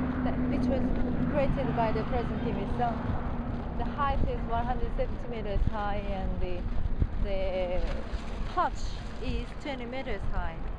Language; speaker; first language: English; non-native, fluent; Korean